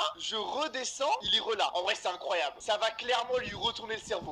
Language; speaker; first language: French; native; French